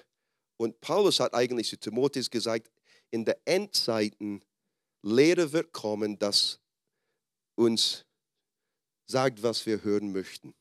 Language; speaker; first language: German; non-native, fluent; English